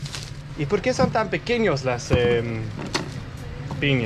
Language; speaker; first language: Spanish; non-native, fluent; Danish